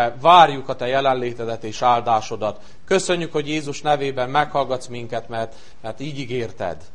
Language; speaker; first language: Hungarian; native; Hungarian